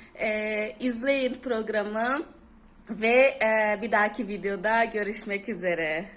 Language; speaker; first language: Turkish; non-native, fluent; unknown